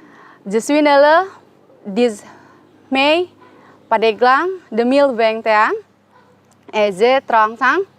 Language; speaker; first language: French; non-native, learner; Indonesian